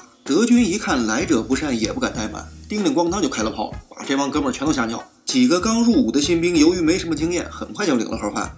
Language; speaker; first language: Chinese; native; Chinese